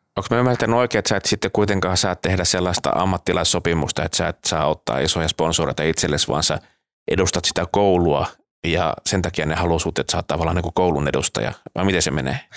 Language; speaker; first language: Finnish; native; Finnish